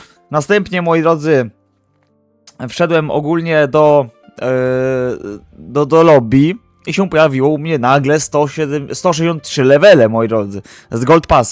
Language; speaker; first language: Polish; native; Polish